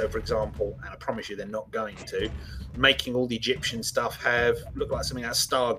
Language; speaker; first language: English; native; English